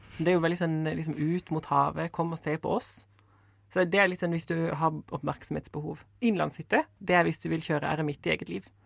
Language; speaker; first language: Norwegian; native; Norwegian